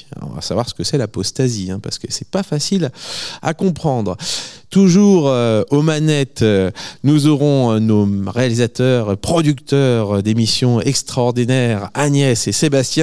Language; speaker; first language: French; native; French